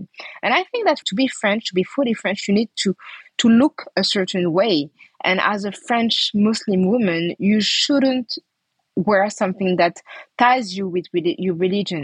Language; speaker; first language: English; non-native, fluent; French